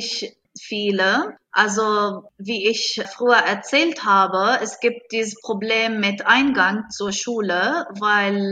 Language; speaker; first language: German; non-native, fluent; Arabic